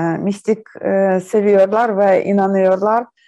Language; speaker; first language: Turkish; non-native, learner; Ukrainian